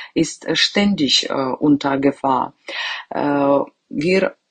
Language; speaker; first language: German; non-native, fluent; Ukrainian